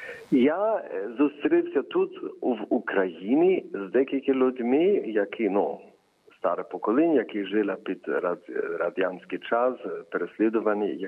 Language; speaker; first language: Ukrainian; early bilingual, heritage; Ukrainian